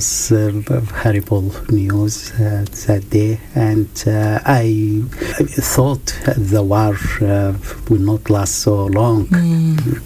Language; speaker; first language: English; non-native, fluent; Arabic